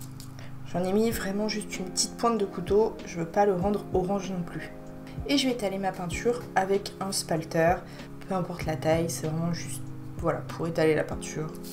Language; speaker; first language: French; native; French